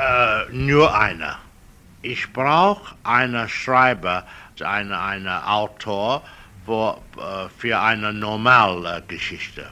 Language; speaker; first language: German; non-native, learner; English